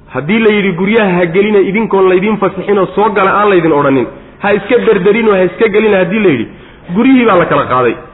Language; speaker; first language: Somali; native; Somali